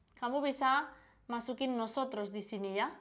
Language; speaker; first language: Indonesian; non-native, fluent; Spanish